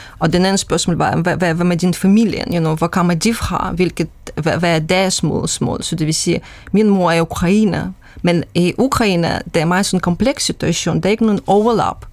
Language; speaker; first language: Danish; non-native, fluent; Russian